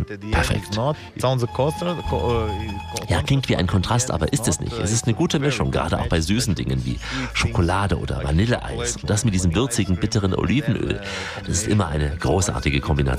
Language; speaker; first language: German; native; German